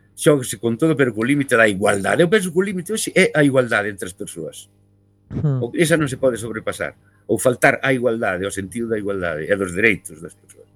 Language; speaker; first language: Galician; native; Galician